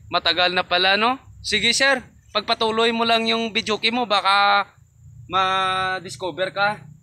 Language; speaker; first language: Filipino; non-native, local second language; Cebuano